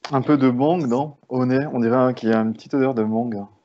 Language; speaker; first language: French; native; French